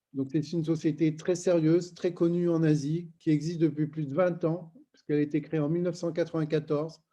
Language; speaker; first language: French; native; French